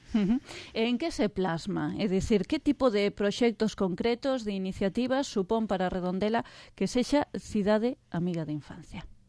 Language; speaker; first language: Galician; native; Galician